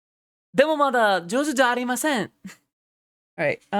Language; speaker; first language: Japanese; non-native, learner; English